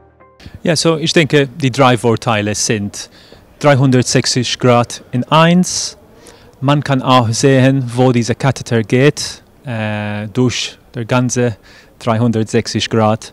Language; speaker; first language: German; non-native, fluent; English